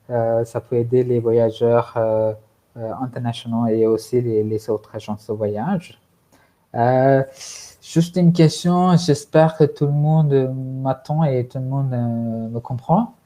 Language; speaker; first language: French; non-native, fluent; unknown